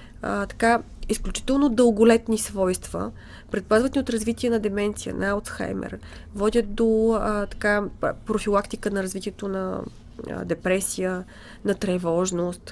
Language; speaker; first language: Bulgarian; native; Bulgarian